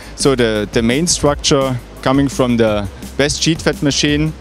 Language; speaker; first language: English; non-native, fluent; German